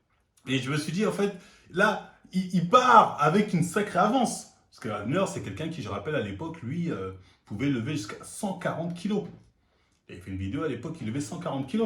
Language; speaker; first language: French; native; French